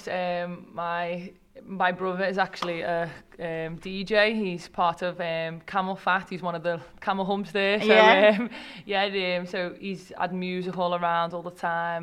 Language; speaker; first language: English; native; English